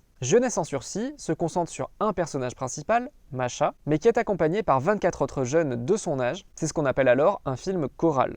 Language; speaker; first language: French; native; French